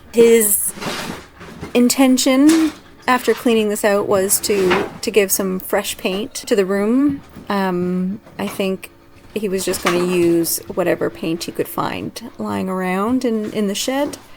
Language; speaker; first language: English; native; English